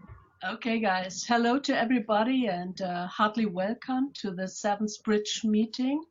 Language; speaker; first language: English; non-native, fluent; German